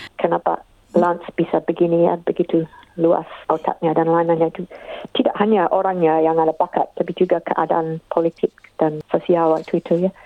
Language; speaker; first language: Indonesian; non-native, fluent; English